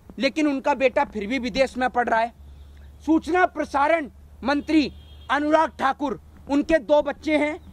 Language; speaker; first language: Hindi; native; Hindi